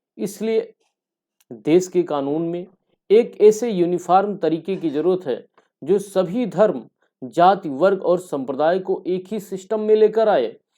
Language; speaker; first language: Hindi; native; Hindi